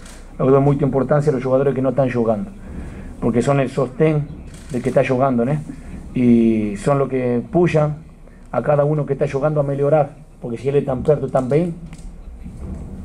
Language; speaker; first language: Portuguese; non-native, fluent; Spanish